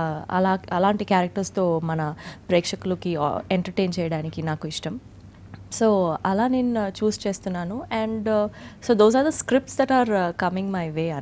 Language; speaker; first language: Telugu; non-native, fluent; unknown